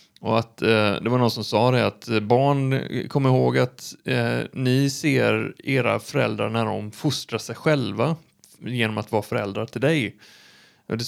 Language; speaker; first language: Swedish; native; Swedish